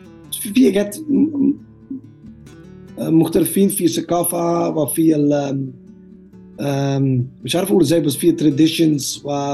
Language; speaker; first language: Arabic; non-native, learner; Dutch